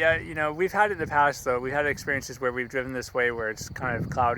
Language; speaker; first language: English; native; English